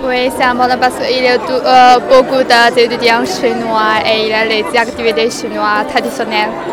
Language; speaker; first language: French; non-native, learner; Chinese